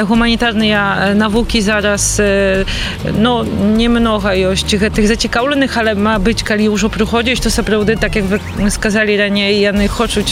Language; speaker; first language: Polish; non-native, learner; Belarusian